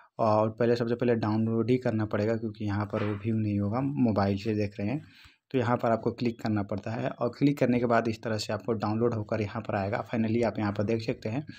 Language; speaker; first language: Hindi; non-native, local second language; Bhojpuri